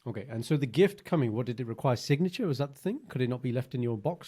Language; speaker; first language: English; early bilingual, other home language; Punjabi